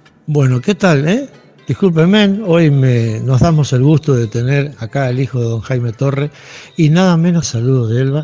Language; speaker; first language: Spanish; native; Spanish